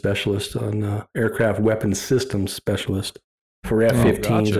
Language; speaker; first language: English; native; English